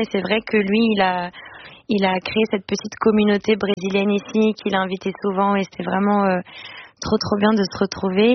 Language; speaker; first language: French; non-native, fluent; Portuguese